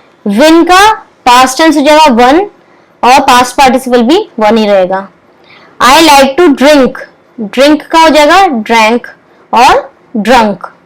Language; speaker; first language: Hindi; native; Hindi